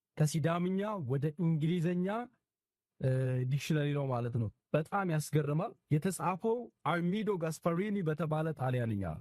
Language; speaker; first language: Amharic; non-native, local second language; Sidamo